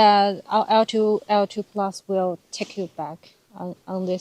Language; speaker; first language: English; non-native, learner; Chinese